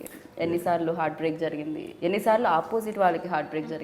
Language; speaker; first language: Telugu; native; Telugu